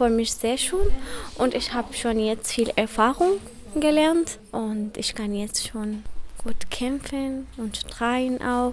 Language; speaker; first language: German; non-native, learner; Arabic